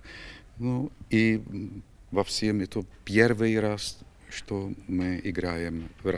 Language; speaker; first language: Russian; non-native, learner; Czech